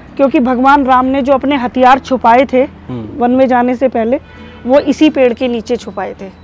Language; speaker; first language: Hindi; native; Hindi